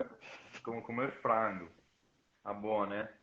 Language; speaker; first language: Portuguese; non-native, fluent; Spanish